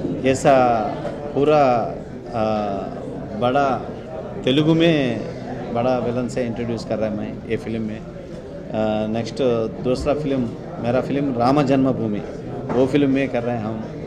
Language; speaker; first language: Hindi; non-native, local second language; Telugu